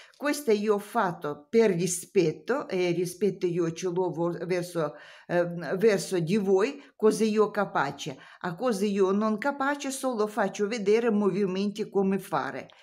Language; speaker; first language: Italian; non-native, learner; Russian